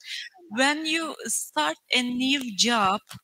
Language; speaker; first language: English; non-native, learner; Turkish